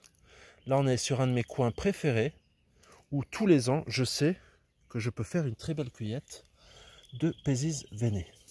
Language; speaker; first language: French; native; French